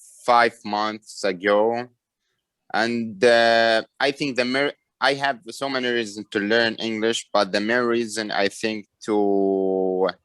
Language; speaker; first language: English; non-native, learner; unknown